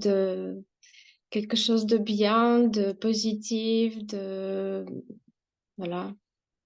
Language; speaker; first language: French; non-native, fluent; Russian